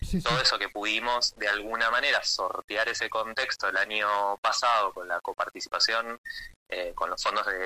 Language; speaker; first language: Spanish; native; Spanish